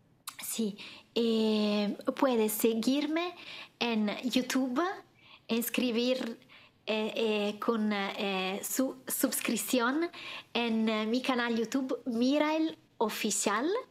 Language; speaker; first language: Spanish; non-native, learner; Italian